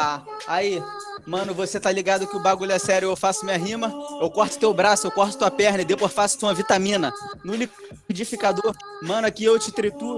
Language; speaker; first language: Portuguese; native; Portuguese